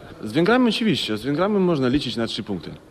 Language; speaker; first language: Polish; non-native, fluent; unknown